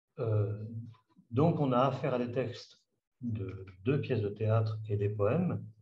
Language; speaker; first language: French; native; French